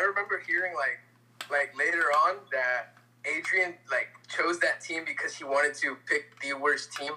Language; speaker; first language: English; native; English